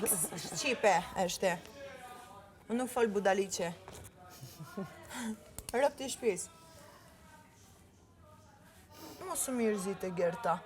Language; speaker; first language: Albanian; early bilingual, heritage; Italian